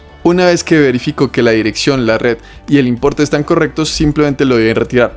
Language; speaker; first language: Spanish; native; Spanish